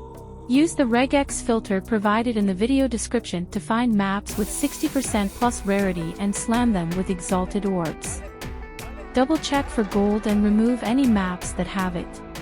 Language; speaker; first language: English; native; English